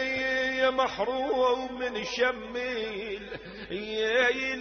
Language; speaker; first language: Arabic; native; Arabic